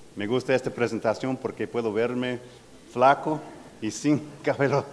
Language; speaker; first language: Spanish; non-native, learner; English